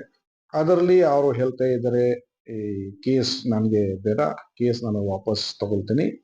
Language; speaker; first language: Kannada; non-native, fluent; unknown